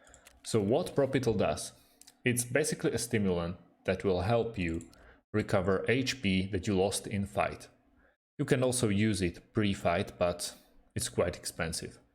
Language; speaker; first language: English; non-native, fluent; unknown